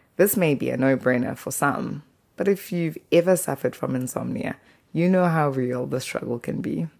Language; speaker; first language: English; non-native, local second language; Zulu